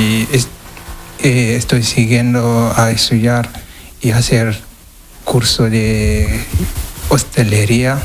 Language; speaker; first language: Spanish; non-native, learner; Wolof